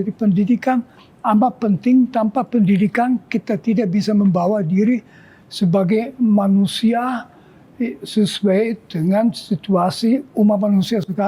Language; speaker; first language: Indonesian; non-native, fluent; German